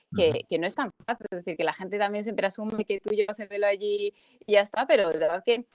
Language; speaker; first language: Spanish; early bilingual, other home language; Arabic